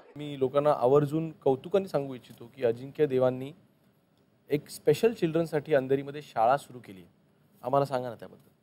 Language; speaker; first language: Marathi; native; Marathi